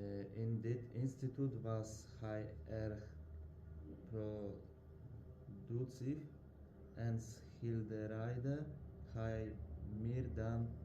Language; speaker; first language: Dutch; non-native, learner; Russian